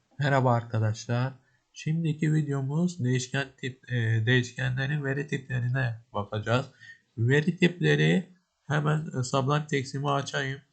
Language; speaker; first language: Turkish; native; Turkish